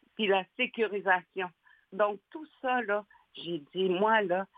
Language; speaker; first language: French; native; French